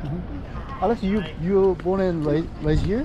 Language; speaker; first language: English; non-native, learner; Korean